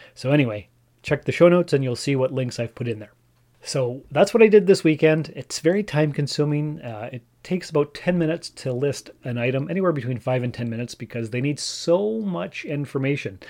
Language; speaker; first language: English; early bilingual, other home language; Dutch